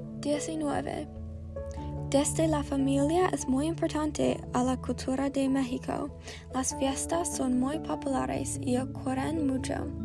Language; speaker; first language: Spanish; non-native, learner; English